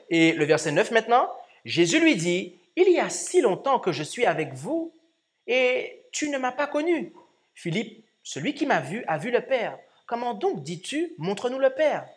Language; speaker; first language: French; native; French